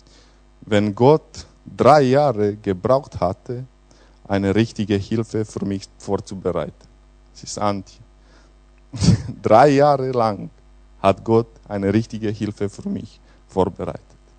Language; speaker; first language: German; non-native, fluent; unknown